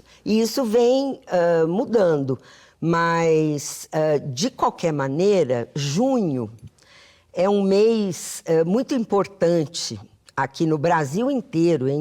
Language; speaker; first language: Portuguese; native; Portuguese